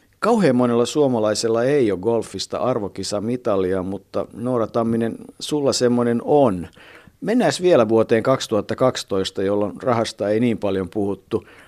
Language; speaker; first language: Finnish; native; Finnish